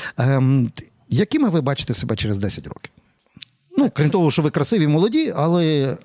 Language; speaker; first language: Ukrainian; native; Ukrainian